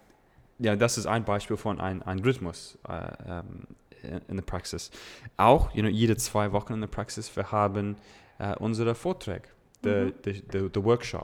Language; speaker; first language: German; non-native, learner; English